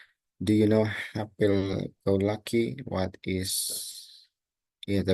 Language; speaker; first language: English; non-native, local second language; Indonesian